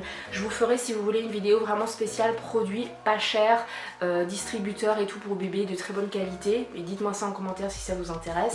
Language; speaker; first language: French; native; French